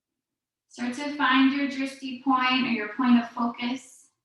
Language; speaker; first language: English; native; English